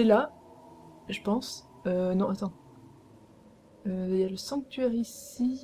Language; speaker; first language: French; native; French